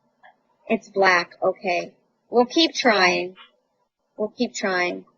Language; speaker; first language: English; native; English